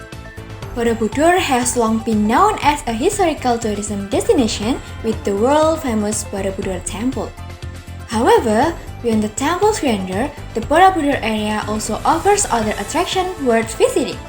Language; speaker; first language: English; non-native, fluent; Indonesian